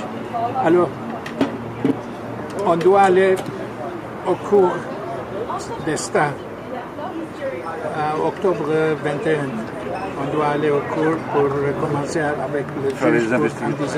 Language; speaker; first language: French; non-native, fluent; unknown